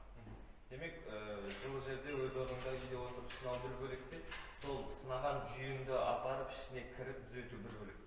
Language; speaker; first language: Kazakh; native; Kazakh